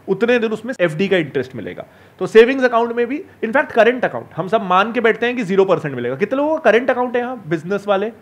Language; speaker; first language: Hindi; native; Hindi